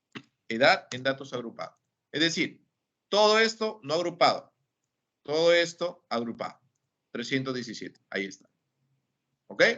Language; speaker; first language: Spanish; native; Spanish